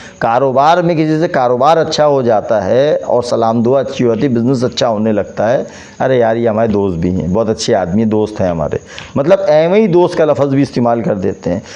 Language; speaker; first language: Urdu; native; Urdu